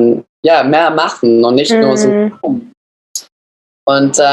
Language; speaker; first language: German; early bilingual, other home language; English